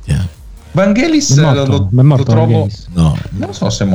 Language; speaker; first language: Italian; native; Italian